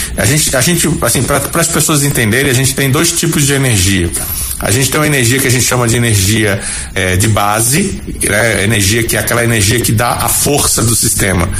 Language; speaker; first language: Portuguese; native; Portuguese